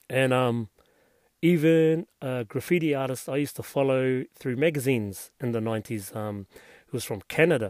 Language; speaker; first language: English; native; English